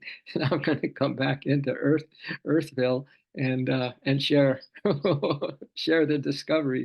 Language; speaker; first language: English; native; English